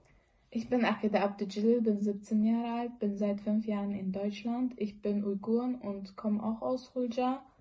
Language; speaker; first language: German; early bilingual, other home language; Uyghur